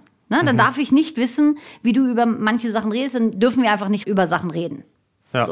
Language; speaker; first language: German; native; German